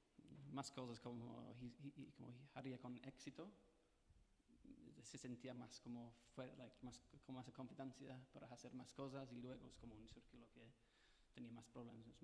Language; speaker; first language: Spanish; non-native, fluent; English